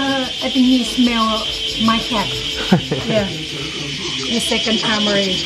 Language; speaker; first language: English; non-native, learner; Thai